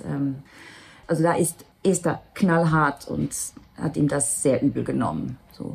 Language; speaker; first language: German; non-native, local second language; Luxembourgish